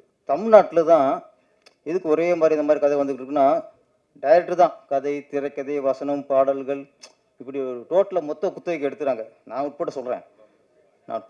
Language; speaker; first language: Tamil; native; Tamil